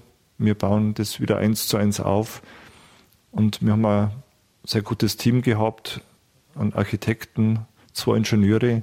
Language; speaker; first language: German; native; German